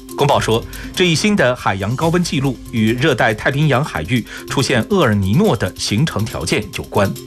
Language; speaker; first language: Chinese; native; Chinese